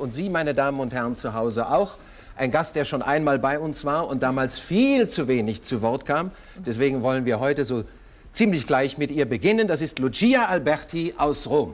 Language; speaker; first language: German; native; German